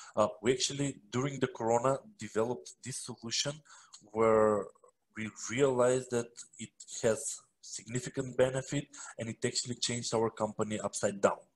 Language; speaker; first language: English; non-native, fluent; Macedonian